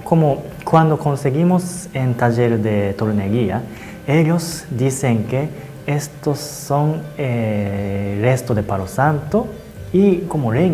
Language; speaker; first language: Spanish; non-native, learner; Japanese